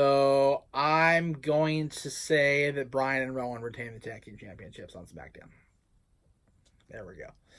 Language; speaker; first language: English; native; English